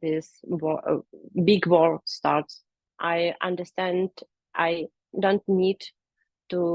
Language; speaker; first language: English; non-native, learner; Ukrainian